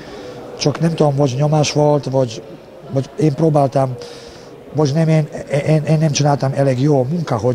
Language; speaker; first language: Hungarian; non-native, learner; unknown